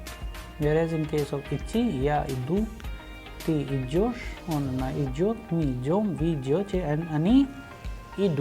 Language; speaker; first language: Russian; non-native, fluent; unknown